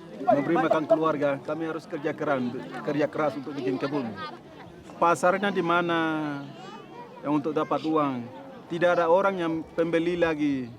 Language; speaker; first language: Indonesian; non-native, local second language; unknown